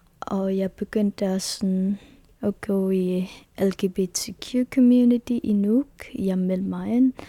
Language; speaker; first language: Danish; non-native, local second language; Kalaallisut